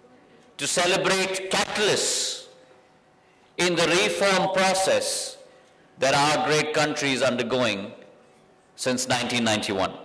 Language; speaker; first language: English; non-native, local second language; Hindi